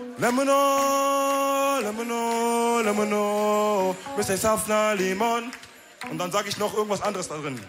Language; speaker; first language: German; early bilingual, other home language; Wolof